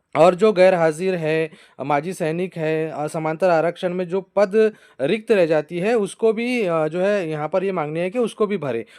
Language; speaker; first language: Hindi; non-native, local second language; Marathi